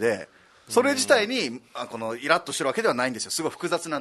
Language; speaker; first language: Japanese; native; Japanese